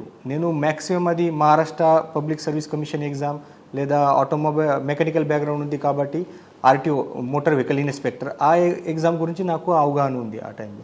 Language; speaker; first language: Telugu; non-native, learner; Marathi